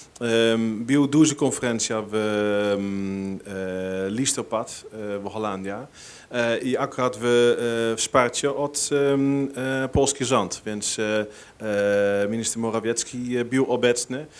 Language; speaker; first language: Polish; non-native, learner; Dutch